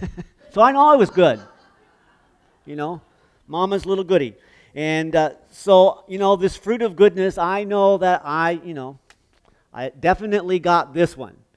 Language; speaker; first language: English; native; English